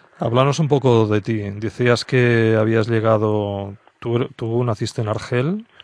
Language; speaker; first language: Spanish; non-native, local second language; Catalan